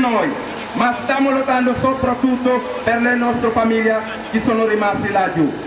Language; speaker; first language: Italian; non-native, fluent; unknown